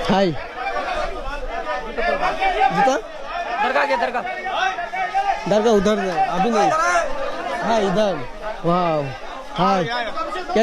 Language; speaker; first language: Hindi; non-native, learner; Bangla